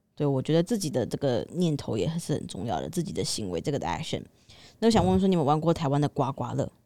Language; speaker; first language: Chinese; native; Chinese